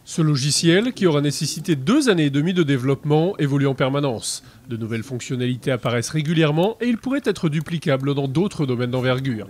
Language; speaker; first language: French; native; French